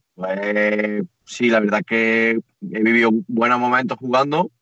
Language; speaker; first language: Spanish; native; Spanish